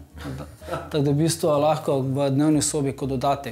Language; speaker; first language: Slovenian; native; Slovenian